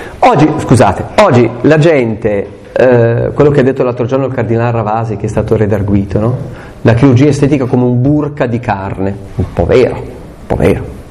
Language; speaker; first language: Italian; non-native, local second language; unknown